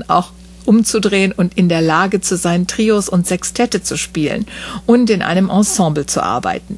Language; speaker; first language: German; native; German